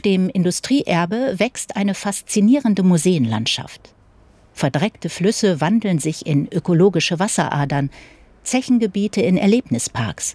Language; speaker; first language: German; native; German